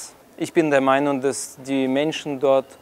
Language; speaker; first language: German; non-native, fluent; Russian